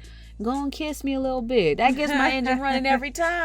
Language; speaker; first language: English; native; English